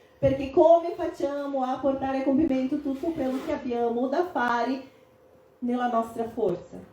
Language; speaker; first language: Italian; non-native, fluent; Portuguese